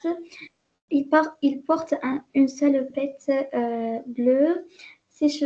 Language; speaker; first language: French; non-native, learner; Arabic